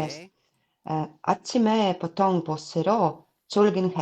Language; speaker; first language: Korean; non-native, learner; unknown